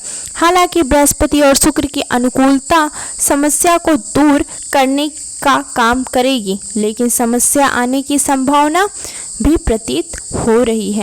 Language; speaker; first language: Hindi; native; Hindi